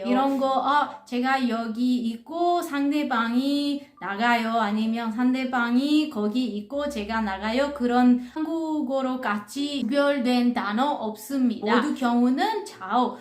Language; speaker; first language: Korean; non-native, learner; Italian